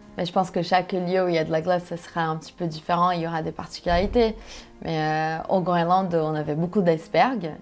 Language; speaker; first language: French; non-native, fluent; Portuguese